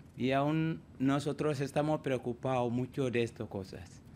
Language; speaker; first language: Spanish; non-native, learner; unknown